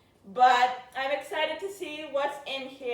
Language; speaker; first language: English; native; English